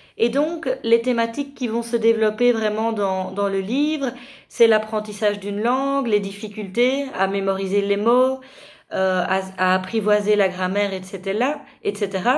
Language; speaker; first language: French; native; French